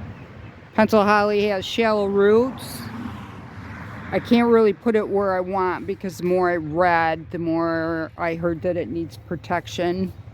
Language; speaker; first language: English; native; English